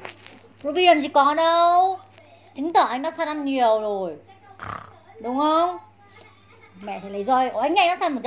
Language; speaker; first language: Vietnamese; native; Vietnamese